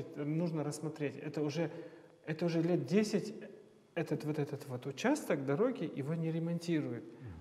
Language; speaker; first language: Russian; non-native, local second language; Kazakh